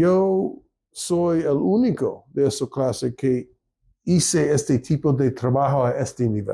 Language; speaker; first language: Spanish; non-native, fluent; English